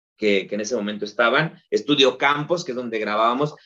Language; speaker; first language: Spanish; native; Spanish